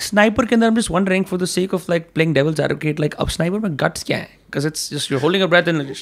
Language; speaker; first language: English; non-native, local second language; Hindi